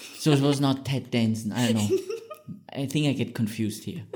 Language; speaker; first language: English; non-native, fluent; German